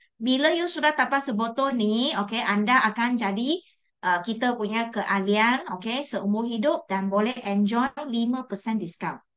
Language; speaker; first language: Malay; non-native, local second language; Chinese